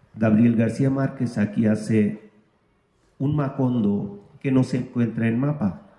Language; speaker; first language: Spanish; non-native, fluent; Bangla